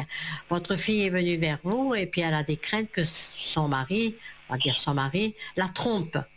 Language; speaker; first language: French; native; French